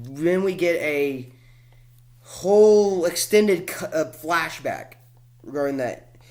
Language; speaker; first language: English; native; English